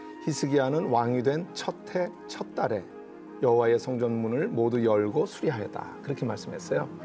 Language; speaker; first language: Korean; native; Korean